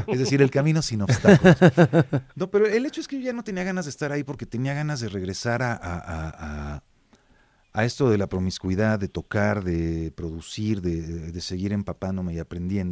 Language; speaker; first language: Spanish; native; Spanish